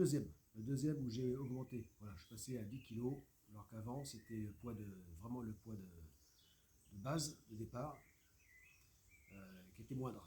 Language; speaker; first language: French; native; French